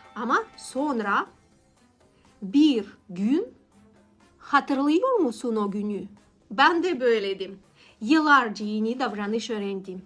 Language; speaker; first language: Turkish; non-native, learner; Russian